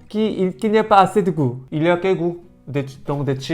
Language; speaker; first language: French; non-native, learner; Korean